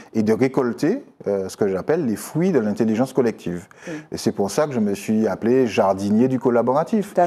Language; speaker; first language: French; native; French